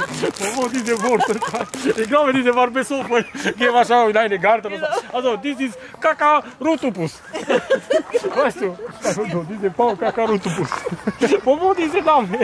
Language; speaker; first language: German; non-native, learner; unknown